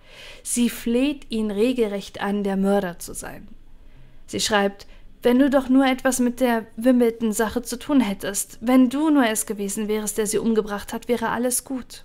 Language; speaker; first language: German; native; German